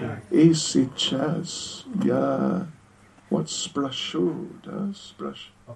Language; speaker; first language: Russian; non-native, learner; English